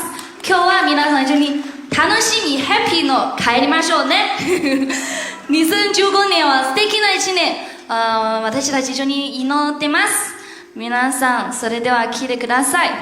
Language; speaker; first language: Japanese; non-native, learner; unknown